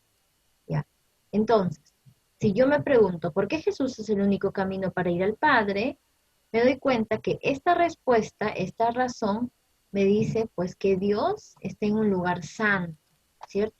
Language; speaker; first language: Spanish; native; Spanish